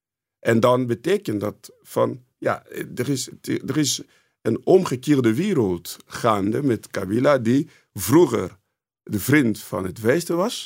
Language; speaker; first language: Dutch; non-native, fluent; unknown